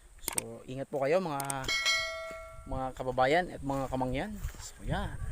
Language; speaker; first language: Filipino; native; Filipino